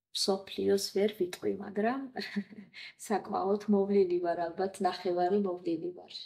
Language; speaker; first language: Georgian; non-native, local second language; Azerbaijani